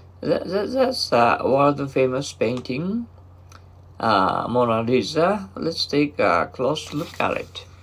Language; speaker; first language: English; non-native, learner; Japanese